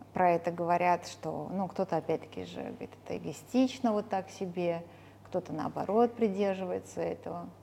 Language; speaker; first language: Russian; early bilingual, other home language; Armenian